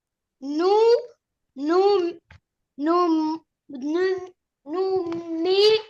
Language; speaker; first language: French; non-native, learner; Arabic